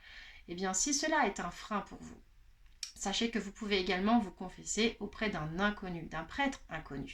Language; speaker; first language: French; native; French